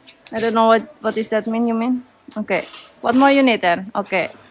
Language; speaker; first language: English; non-native, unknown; Indonesian